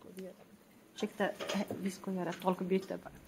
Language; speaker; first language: Swedish; non-native, fluent; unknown